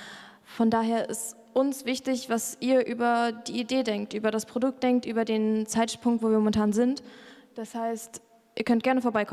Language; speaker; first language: German; native; German